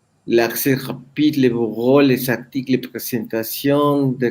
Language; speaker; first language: French; non-native, learner; Spanish